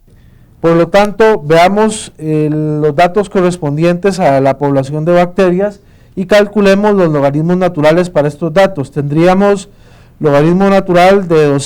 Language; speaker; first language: Spanish; native; Spanish